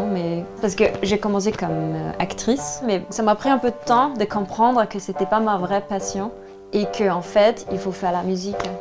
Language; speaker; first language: French; non-native, fluent; Danish